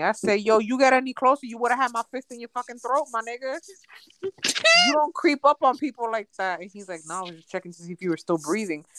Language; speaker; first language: English; early bilingual, other home language; Spanish